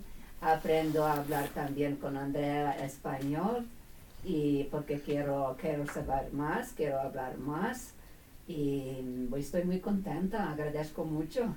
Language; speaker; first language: Spanish; non-native, learner; Ukrainian